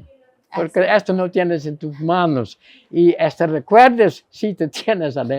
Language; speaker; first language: Spanish; non-native, fluent; Dutch